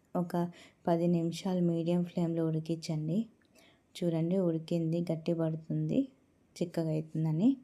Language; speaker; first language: Telugu; native; Telugu